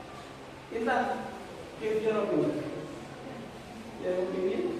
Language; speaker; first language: English; non-native, learner; Indonesian